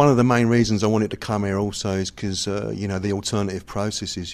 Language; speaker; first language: English; native; English